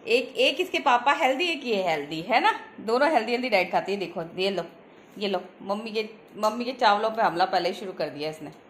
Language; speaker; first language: Hindi; native; Hindi